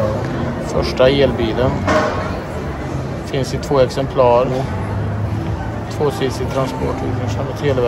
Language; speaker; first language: Swedish; native; Swedish